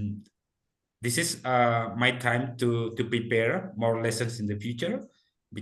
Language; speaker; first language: English; non-native, fluent; Indonesian